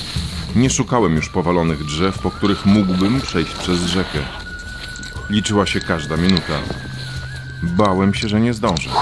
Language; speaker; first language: Polish; native; Polish